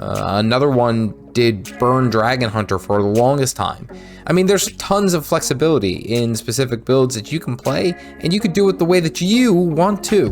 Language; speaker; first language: English; native; English